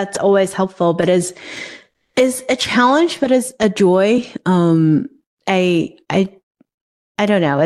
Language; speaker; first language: English; non-native, local second language; Cantonese